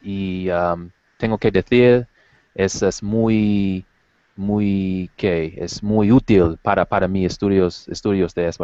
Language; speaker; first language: Spanish; non-native, learner; English